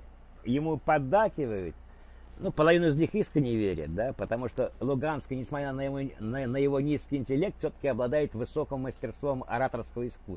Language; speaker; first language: Russian; native; Russian